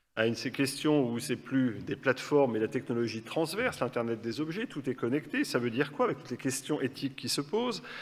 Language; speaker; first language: French; native; French